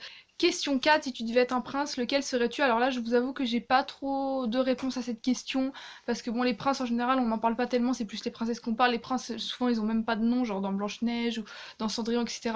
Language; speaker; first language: French; native; French